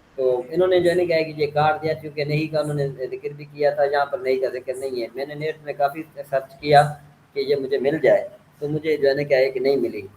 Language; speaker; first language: Urdu; native; Urdu